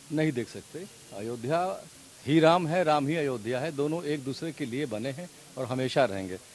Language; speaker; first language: Hindi; native; Hindi